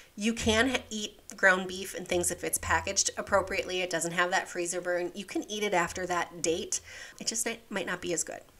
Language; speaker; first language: English; native; English